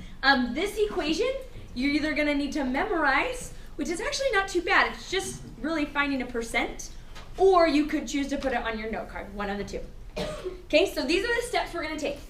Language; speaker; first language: English; native; English